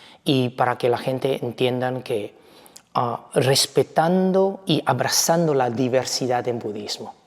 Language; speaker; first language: Spanish; non-native, fluent; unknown